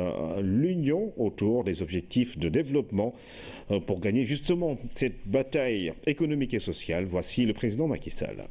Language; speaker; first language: French; non-native, local second language; Wolof